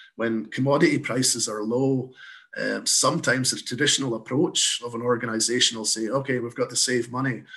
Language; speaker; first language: English; native; English